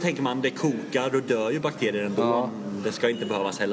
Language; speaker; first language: Swedish; native; Swedish